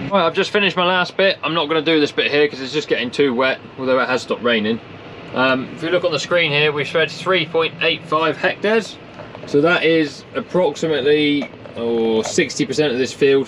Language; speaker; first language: English; native; English